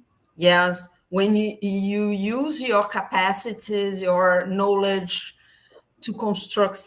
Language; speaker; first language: English; non-native, learner; Portuguese